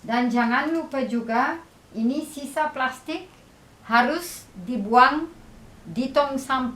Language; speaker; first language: Indonesian; non-native, fluent; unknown